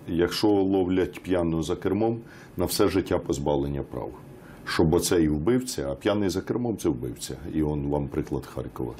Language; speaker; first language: Ukrainian; native; Ukrainian